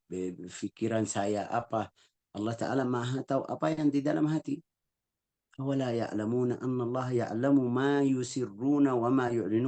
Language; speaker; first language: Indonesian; non-native, fluent; Arabic